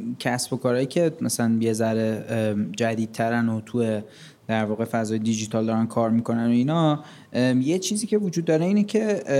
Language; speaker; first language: Persian; native; Persian